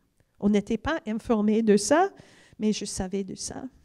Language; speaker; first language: French; non-native, fluent; English